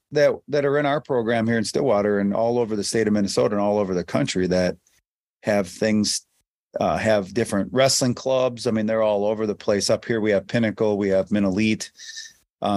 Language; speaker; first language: English; native; English